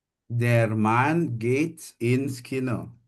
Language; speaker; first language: German; non-native, fluent; Indonesian